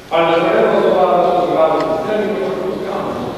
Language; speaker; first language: Spanish; non-native, learner; English